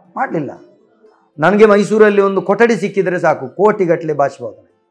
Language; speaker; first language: Kannada; non-native, local second language; Tulu